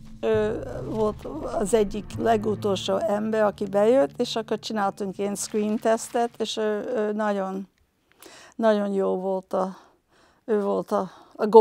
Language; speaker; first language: Hungarian; early bilingual, heritage; Hungarian